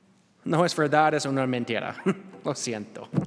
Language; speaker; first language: Spanish; non-native, learner; English